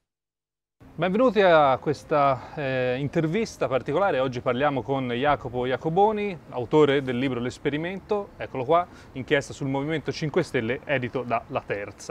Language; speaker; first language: Italian; native; Italian